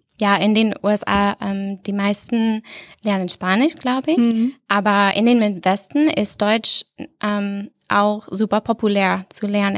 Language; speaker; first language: German; non-native, fluent; English